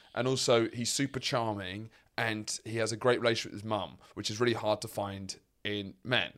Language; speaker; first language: English; native; English